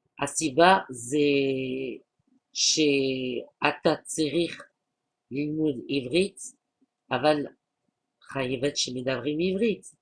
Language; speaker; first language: Hebrew; non-native, learner; French